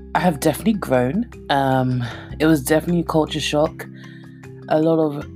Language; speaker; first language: English; native; English